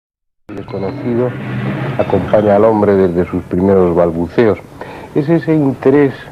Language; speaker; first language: Spanish; native; Spanish